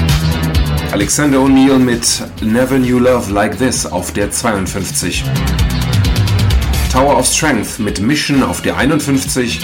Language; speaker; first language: German; native; German